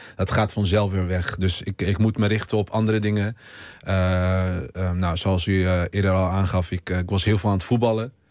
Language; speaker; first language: Dutch; native; Dutch